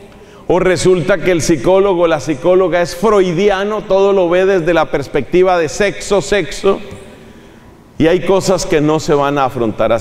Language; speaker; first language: Spanish; native; Spanish